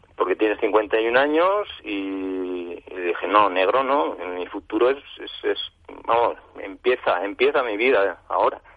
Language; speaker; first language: Spanish; native; Spanish